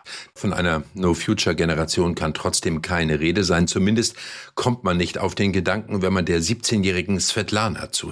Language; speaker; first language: German; native; German